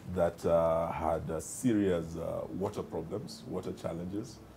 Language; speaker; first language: English; non-native, local second language; Luyia